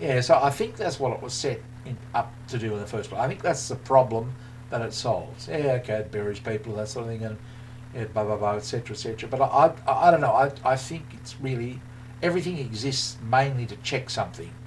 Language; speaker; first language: English; native; English